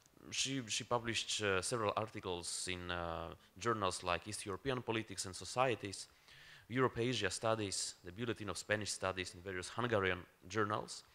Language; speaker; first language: English; non-native, fluent; Polish